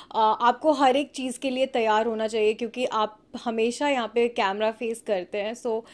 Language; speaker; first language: Hindi; native; Hindi